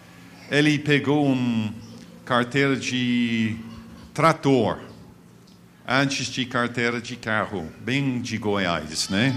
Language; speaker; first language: Portuguese; non-native, fluent; English